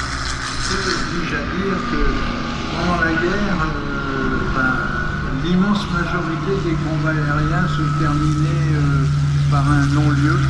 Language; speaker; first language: French; native; French